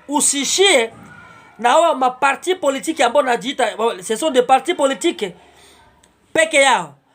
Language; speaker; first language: French; non-native, local second language; Swahili